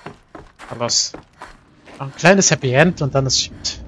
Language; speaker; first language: German; native; German